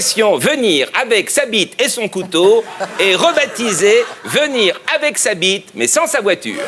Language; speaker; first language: French; native; French